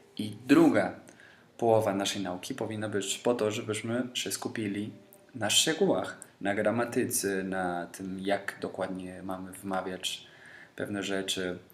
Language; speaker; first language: Polish; non-native, fluent; Spanish